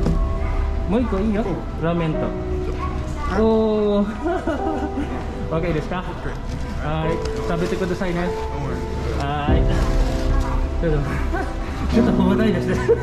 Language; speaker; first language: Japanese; non-native, learner; Filipino